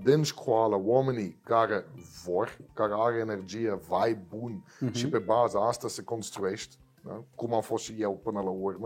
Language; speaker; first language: Romanian; non-native, learner; Dutch